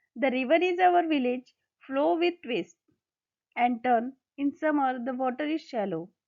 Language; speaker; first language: English; non-native, local second language; Marathi